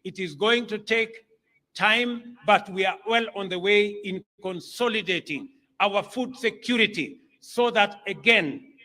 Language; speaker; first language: English; non-native, local second language; Kalenjin